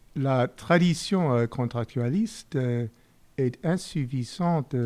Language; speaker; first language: French; non-native, fluent; English